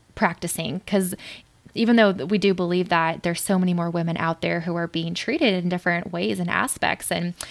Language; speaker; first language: English; native; English